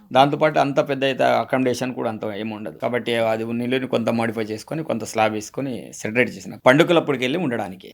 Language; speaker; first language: Telugu; non-native, local second language; Gondi